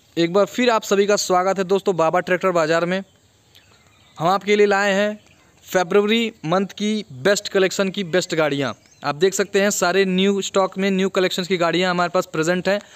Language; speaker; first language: Hindi; native; Hindi